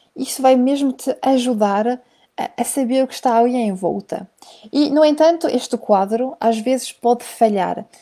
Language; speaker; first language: Portuguese; early bilingual, heritage; French